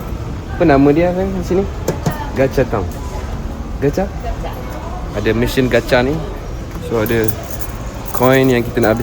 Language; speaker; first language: Malay; native; Malay